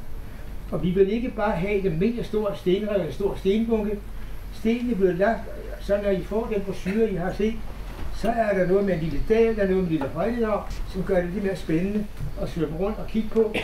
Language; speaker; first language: Danish; native; Danish